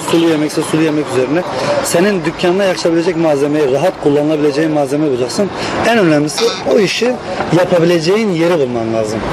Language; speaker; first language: Turkish; native; Turkish